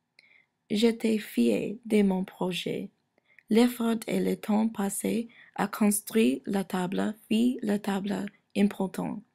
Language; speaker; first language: French; non-native, learner; English